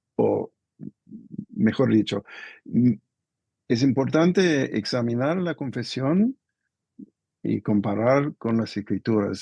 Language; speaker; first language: Spanish; non-native, fluent; English